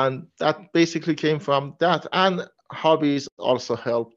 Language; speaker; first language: English; non-native, fluent; Persian